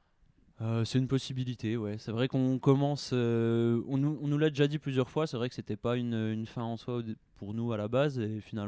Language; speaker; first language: French; native; French